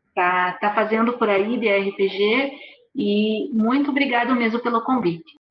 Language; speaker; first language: Portuguese; native; Portuguese